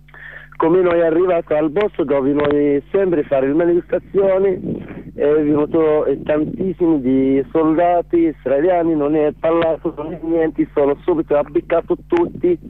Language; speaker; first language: Italian; non-native, learner; Arabic